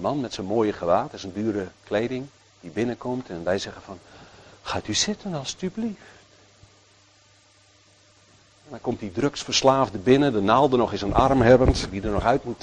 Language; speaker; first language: Dutch; native; Dutch